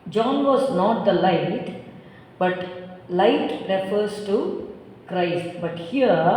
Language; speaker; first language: English; non-native, local second language; Tamil